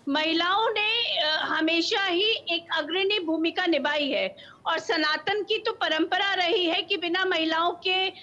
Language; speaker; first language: Hindi; native; Hindi